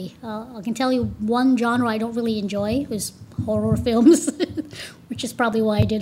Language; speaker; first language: English; non-native, local second language; Cebuano